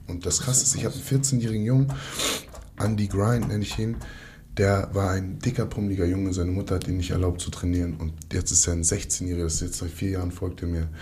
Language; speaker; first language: German; early bilingual, other home language; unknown